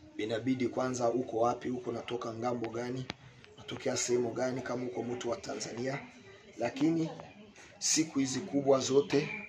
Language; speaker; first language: Swahili; non-native, local second language; Kinyarwanda